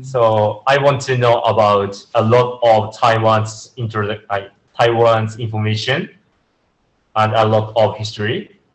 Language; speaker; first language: English; non-native, learner; Japanese